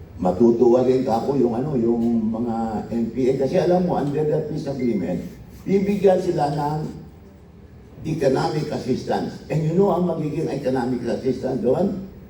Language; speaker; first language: Filipino; non-native, local second language; Iloko